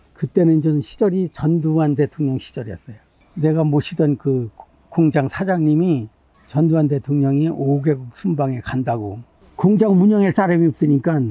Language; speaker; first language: Korean; native; Korean